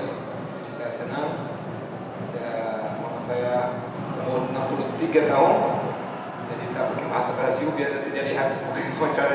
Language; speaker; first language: Indonesian; non-native, fluent; Portuguese